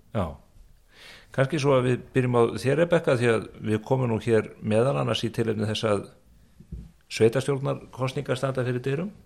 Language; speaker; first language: Icelandic; native; Icelandic